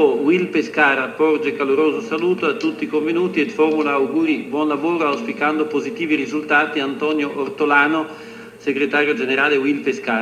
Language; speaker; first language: Italian; native; Italian